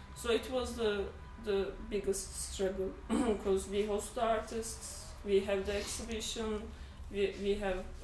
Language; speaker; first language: English; non-native, fluent; Turkish